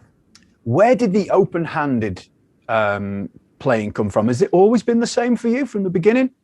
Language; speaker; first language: English; native; English